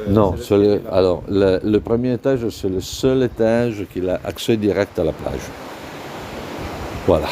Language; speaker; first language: French; non-native, fluent; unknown